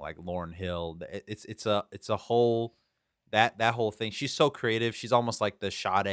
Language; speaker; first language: English; native; English